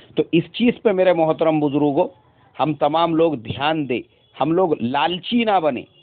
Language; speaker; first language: Urdu; native; Urdu